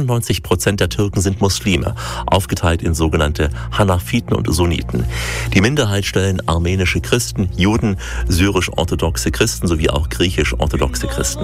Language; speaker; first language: German; native; German